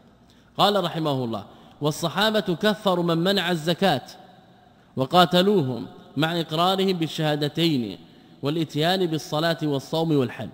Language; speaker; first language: Arabic; native; Arabic